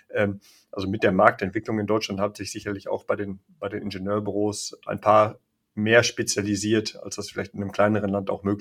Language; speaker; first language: German; native; German